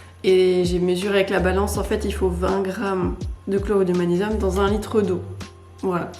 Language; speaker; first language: French; native; French